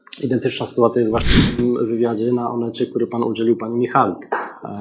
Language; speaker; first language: Polish; native; Polish